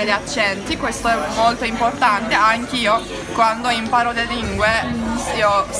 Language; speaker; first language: Italian; non-native, fluent; Turkish